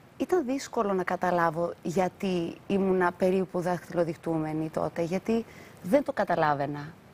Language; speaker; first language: Greek; early bilingual, other home language; Albanian